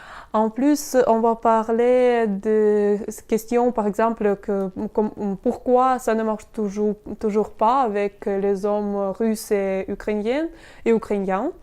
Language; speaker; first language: French; non-native, fluent; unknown